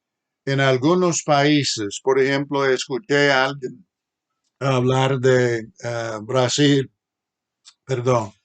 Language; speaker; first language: Spanish; non-native, fluent; English